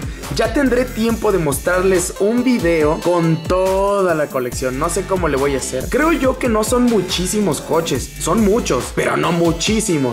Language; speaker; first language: Spanish; native; Spanish